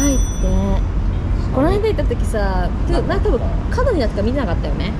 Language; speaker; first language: Japanese; native; Japanese